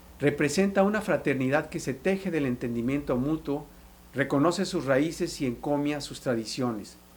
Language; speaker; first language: Spanish; native; Spanish